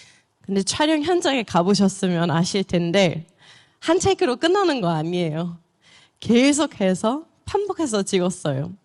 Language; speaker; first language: Korean; non-native, fluent; German